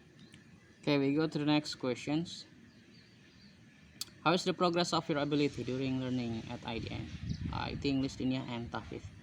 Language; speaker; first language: English; non-native, learner; Indonesian